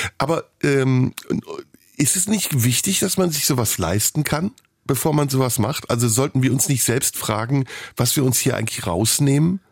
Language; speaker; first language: German; early bilingual, other home language; Turkish